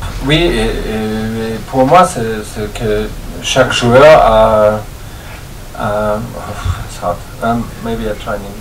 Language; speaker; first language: French; non-native, fluent; German